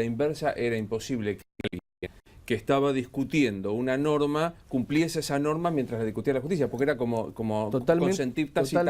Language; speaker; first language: Spanish; native; Spanish